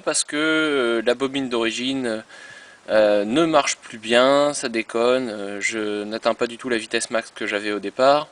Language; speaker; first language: French; native; French